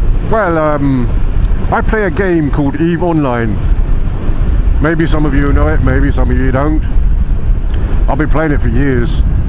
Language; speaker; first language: English; native; English